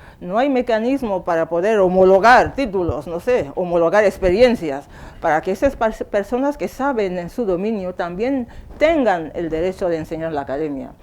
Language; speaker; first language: Spanish; non-native, fluent; Fang